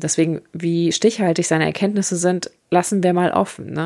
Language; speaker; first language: German; native; German